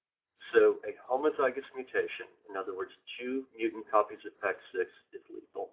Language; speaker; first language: English; native; English